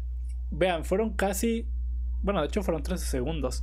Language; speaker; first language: Spanish; native; Spanish